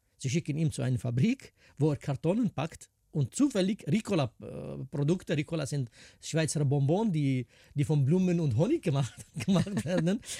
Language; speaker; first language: German; non-native, fluent; Kurdish